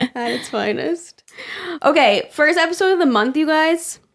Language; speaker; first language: English; early bilingual, other home language; Italian